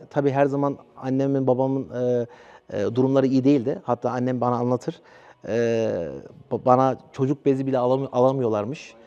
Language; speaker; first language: Turkish; early bilingual, heritage; Turkish